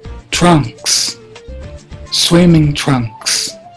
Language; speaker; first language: English; non-native, fluent; Portuguese